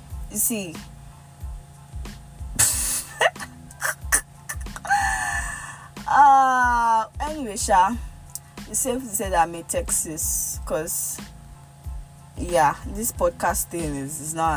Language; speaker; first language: English; non-native, local second language; Yoruba